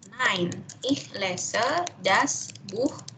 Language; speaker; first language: German; non-native, learner; Indonesian